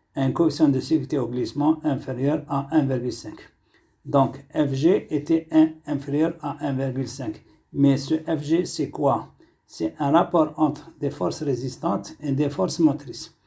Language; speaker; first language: French; non-native, local second language; Arabic